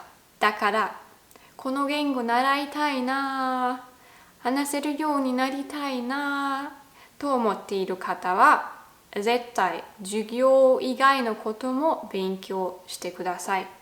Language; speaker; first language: Japanese; non-native, fluent; German